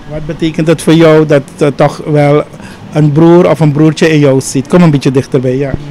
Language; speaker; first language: Dutch; native; Dutch